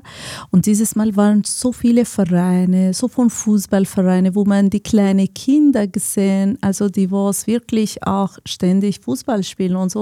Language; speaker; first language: German; non-native, fluent; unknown